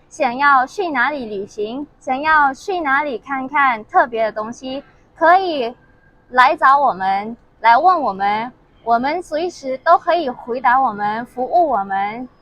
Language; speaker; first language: Chinese; non-native, fluent; Thai